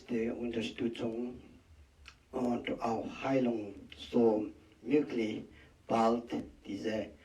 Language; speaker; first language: German; non-native, learner; Tibetan